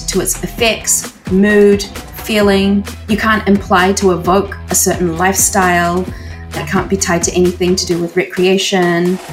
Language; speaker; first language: English; native; English